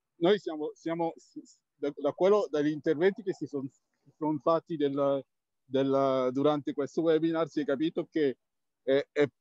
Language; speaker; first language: Italian; early bilingual, other home language; French